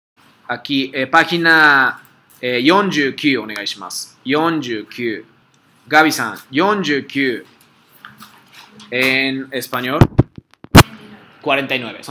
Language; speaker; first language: Spanish; non-native, fluent; Japanese